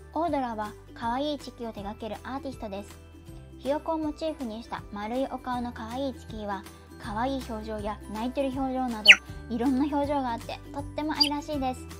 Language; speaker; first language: Japanese; native; Japanese